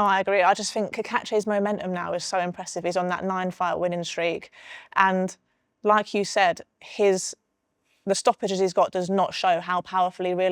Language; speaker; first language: English; native; English